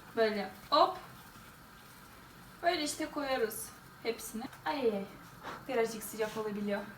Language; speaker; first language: Turkish; non-native, learner; Ukrainian